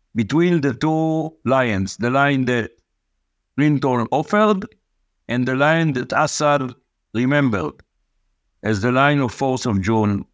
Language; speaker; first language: English; non-native, fluent; Hebrew